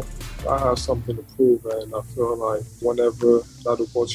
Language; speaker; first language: English; non-native, local second language; French